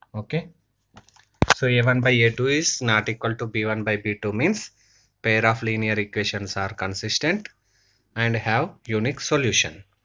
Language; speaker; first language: English; non-native, local second language; Telugu